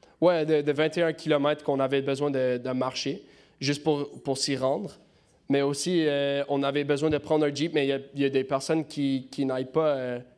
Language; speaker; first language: French; non-native, local second language; English